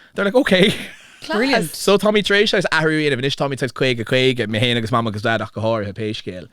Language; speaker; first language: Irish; non-native, local second language; English